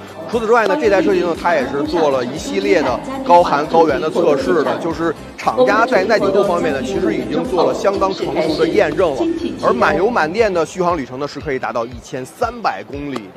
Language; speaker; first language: Chinese; native; Chinese